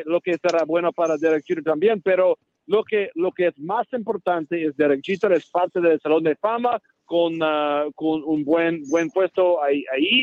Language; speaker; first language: Spanish; non-native, learner; English